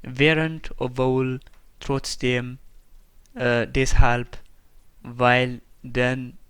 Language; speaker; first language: German; non-native, fluent; Tigrinya